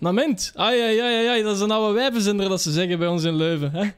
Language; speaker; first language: Dutch; native; Dutch